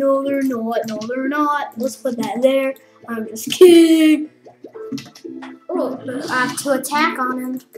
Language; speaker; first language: English; native; English